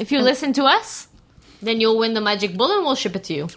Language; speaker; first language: English; native; English